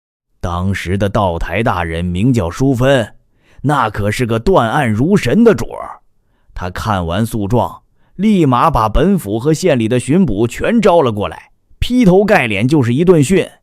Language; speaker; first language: Chinese; native; Chinese